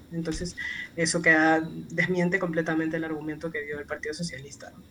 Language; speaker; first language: Spanish; native; Spanish